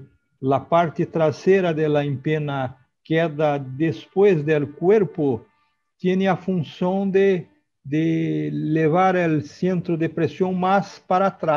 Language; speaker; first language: Spanish; non-native, learner; Portuguese